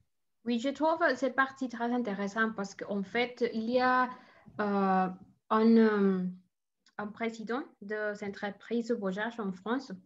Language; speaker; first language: French; non-native, learner; Spanish